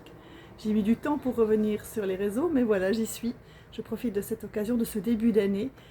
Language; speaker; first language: French; native; French